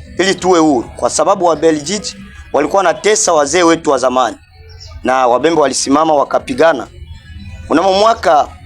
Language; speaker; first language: Swahili; non-native, local second language; Bembe